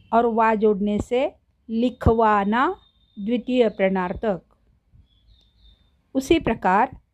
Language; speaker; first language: Hindi; non-native, local second language; Marathi